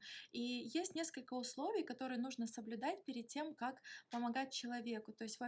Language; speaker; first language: Russian; native; Russian